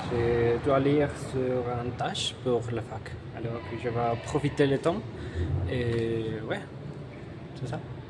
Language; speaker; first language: French; non-native, fluent; Spanish